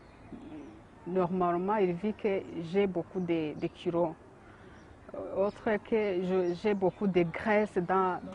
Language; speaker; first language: French; non-native, learner; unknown